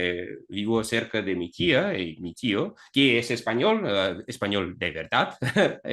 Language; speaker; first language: Spanish; non-native, fluent; Russian